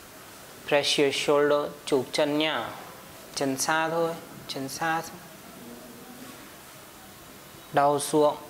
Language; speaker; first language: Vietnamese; non-native, learner; Hindi